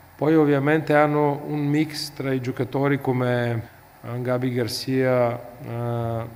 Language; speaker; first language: Italian; non-native, fluent; Bulgarian